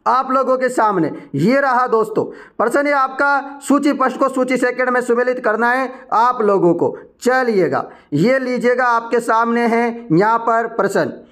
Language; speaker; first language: Hindi; native; Hindi